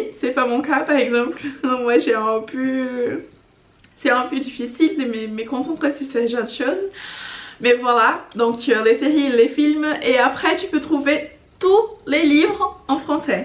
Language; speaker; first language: French; non-native, fluent; Portuguese